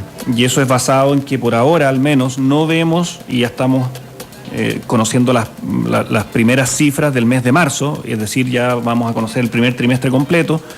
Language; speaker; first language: Spanish; native; Spanish